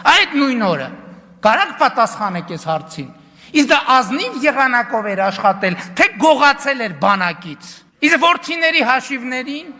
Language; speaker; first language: Armenian; native; Armenian